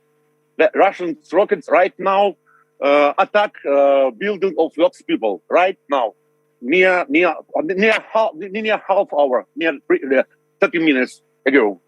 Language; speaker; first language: English; non-native, learner; Russian